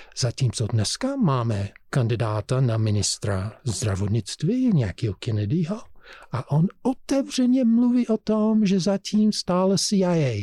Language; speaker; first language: Czech; non-native, fluent; English